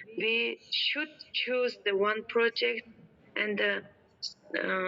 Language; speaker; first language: English; non-native, learner; Mongolian